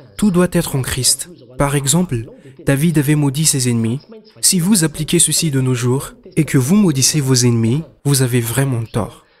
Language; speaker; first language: French; non-native, local second language; Malagasy